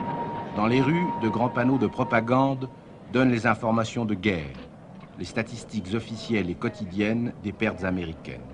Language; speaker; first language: French; native; French